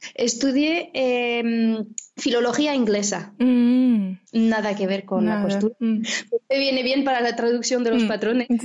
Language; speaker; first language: Spanish; non-native, fluent; French